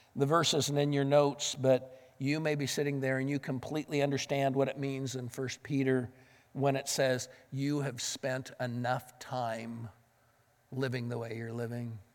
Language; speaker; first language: English; native; English